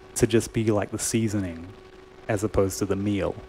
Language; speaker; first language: English; native; English